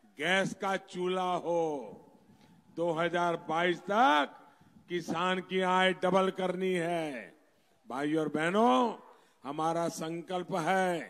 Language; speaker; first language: Hindi; non-native, local second language; Gujarati